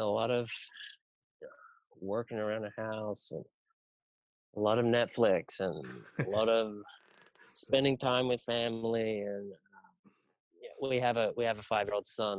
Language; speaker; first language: English; native; English